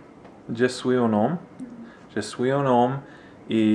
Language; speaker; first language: French; non-native, learner; English